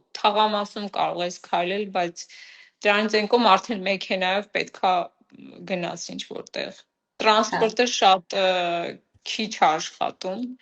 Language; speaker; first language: Armenian; native; Armenian